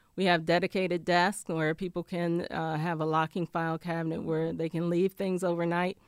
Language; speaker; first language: English; native; English